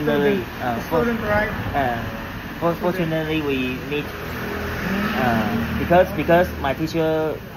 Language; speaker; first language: English; non-native, learner; Chinese